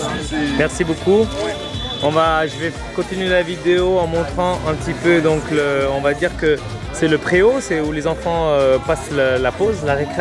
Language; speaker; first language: French; native; French